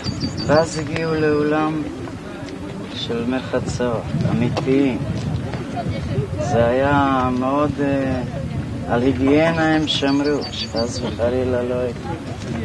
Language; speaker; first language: Hebrew; non-native, fluent; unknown